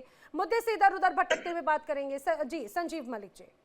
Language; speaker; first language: Hindi; native; Hindi